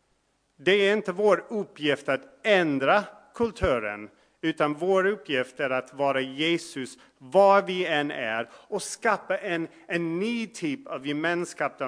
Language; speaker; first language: Swedish; non-native, fluent; English